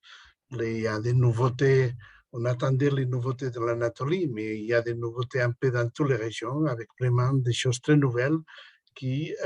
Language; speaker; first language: French; non-native, fluent; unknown